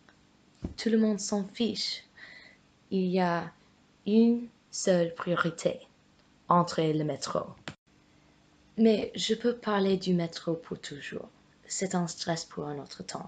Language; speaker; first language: French; non-native, fluent; English